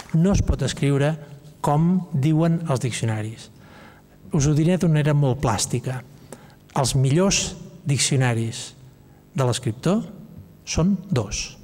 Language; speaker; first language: Catalan; native; Catalan